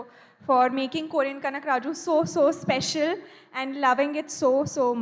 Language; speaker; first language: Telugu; non-native, learner; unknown